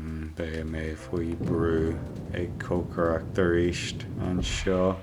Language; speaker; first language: Irish; non-native, local second language; English